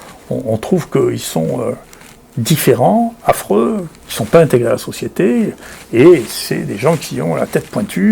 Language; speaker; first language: French; native; French